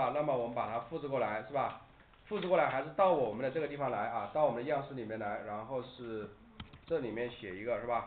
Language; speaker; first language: Chinese; native; Chinese